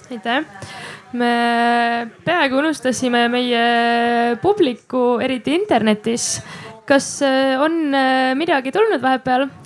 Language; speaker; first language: Estonian; non-native, local second language; Russian